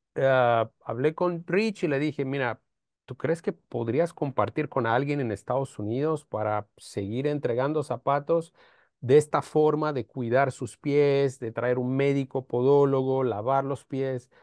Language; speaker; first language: Spanish; non-native, fluent; Romanian